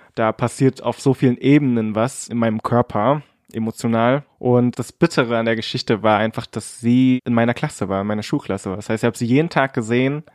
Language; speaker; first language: German; early bilingual, other home language; Vietnamese